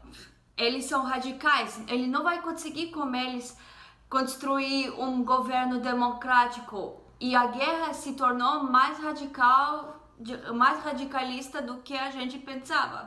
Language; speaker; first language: Portuguese; non-native, fluent; Hebrew